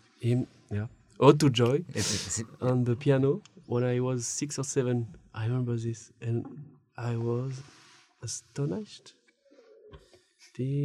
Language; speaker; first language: English; non-native, learner; French